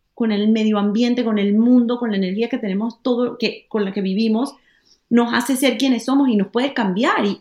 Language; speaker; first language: Spanish; native; Spanish